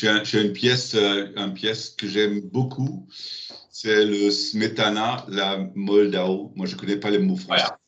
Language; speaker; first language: French; non-native, learner; German